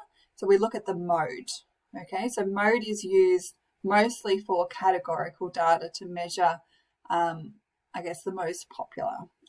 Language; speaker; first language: English; native; English